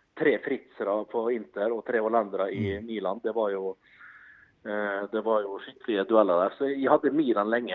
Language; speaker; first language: Norwegian; early bilingual, other home language; Dutch